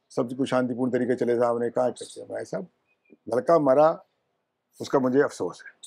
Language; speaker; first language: Hindi; native; Hindi